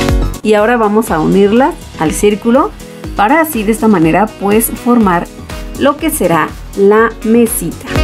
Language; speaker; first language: Spanish; native; Spanish